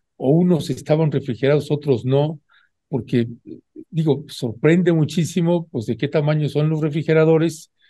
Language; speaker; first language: Spanish; native; Spanish